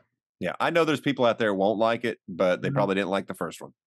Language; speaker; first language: English; native; English